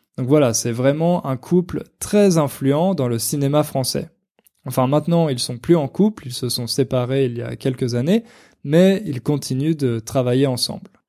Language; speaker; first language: French; native; French